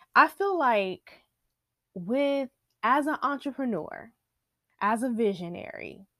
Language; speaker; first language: English; native; English